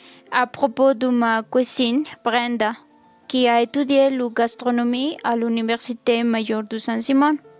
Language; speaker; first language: French; non-native, learner; Spanish